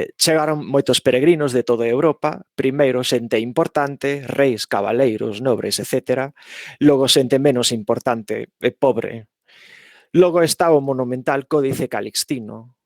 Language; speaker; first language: Galician; non-native, fluent; English